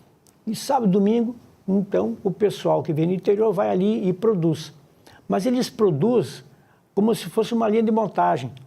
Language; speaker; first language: Portuguese; native; Portuguese